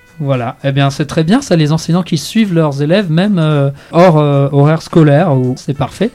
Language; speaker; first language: French; native; French